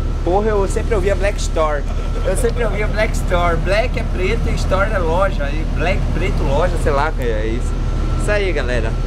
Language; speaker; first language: Portuguese; native; Portuguese